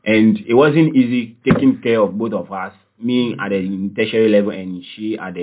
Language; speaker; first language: English; non-native, local second language; Akan